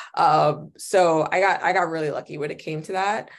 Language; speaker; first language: English; native; English